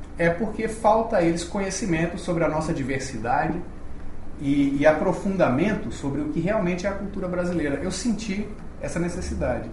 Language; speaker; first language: Portuguese; native; Portuguese